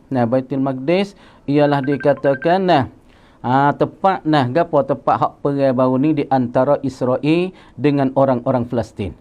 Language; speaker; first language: Malay; native; Malay